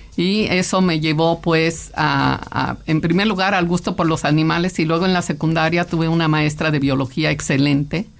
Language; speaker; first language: Spanish; native; Spanish